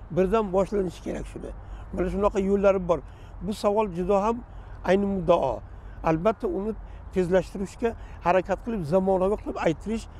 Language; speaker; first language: Uzbek; non-native, local second language; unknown